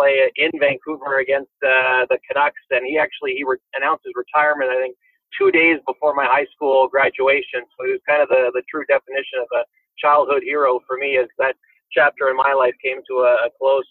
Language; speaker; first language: English; native; English